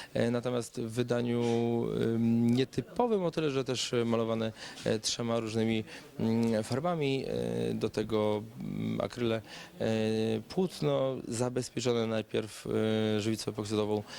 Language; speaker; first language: Polish; native; Polish